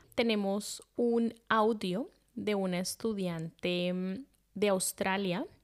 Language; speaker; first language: Spanish; native; Spanish